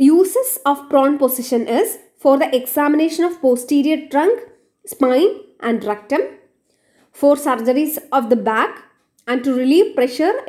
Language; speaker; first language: English; non-native, local second language; Malayalam